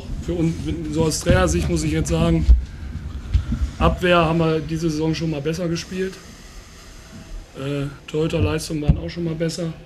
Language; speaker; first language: German; native; German